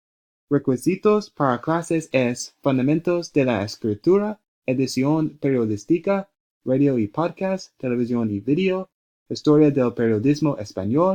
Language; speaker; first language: Spanish; non-native, learner; English